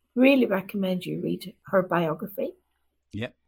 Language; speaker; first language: English; native; English